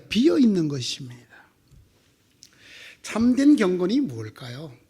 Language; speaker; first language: Korean; native; Korean